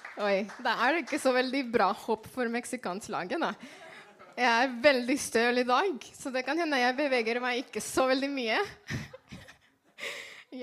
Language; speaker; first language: Norwegian; non-native, fluent; Spanish